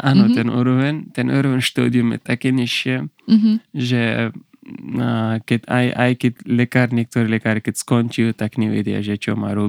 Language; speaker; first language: Slovak; non-native, learner; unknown